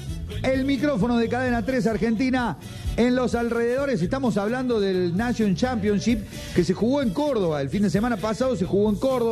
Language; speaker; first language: Spanish; native; Spanish